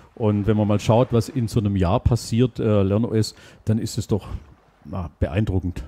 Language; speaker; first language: German; native; German